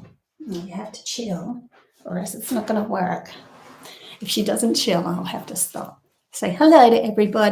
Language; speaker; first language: English; native; English